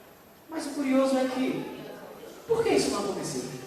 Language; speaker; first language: Portuguese; native; Portuguese